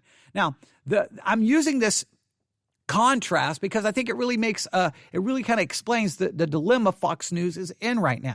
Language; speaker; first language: English; native; English